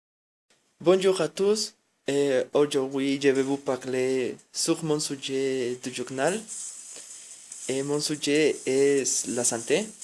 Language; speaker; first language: French; non-native, learner; Spanish